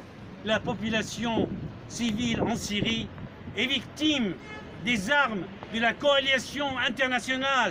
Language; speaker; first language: French; non-native, fluent; Arabic